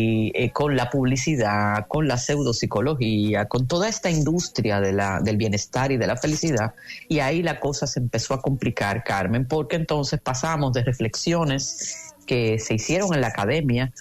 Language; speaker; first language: Spanish; native; Spanish